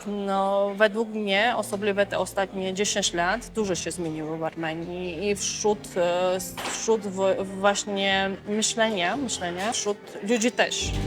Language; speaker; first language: Polish; non-native, fluent; Armenian